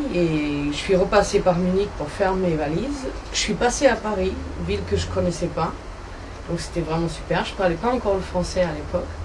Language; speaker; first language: French; non-native, fluent; German